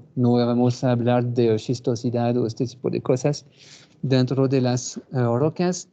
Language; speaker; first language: Spanish; non-native, fluent; French